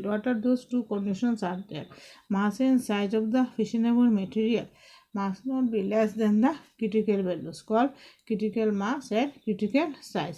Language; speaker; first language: English; non-native, local second language; Bangla